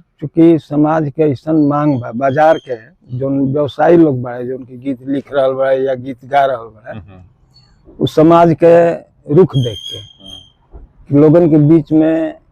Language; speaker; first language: Bhojpuri; native; Bhojpuri